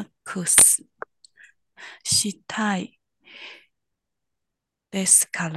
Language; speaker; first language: Japanese; non-native, learner; Chinese